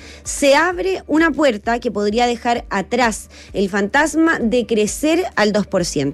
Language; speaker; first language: Spanish; native; Spanish